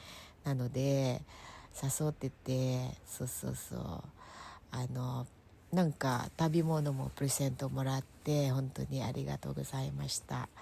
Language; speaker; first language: Japanese; non-native, fluent; Filipino